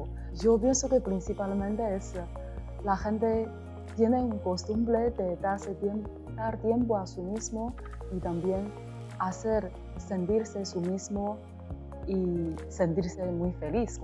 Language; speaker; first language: Spanish; non-native, learner; Chinese